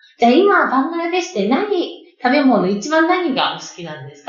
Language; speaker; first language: Japanese; native; Japanese